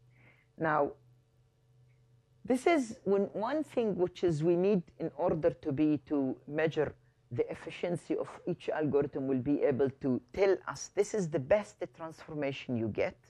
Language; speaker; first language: English; non-native, fluent; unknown